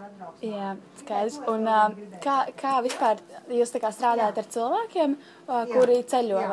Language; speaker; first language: Latvian; native; Latvian